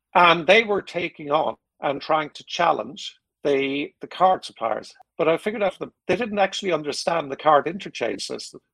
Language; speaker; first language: English; native; English